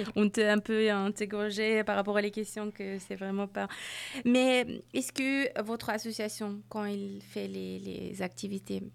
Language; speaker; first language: French; non-native, fluent; Persian